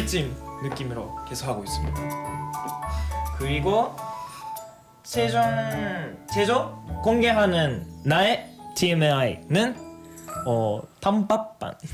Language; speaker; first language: Korean; non-native, fluent; Japanese